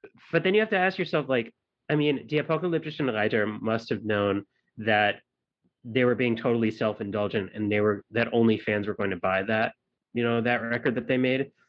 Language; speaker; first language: English; native; English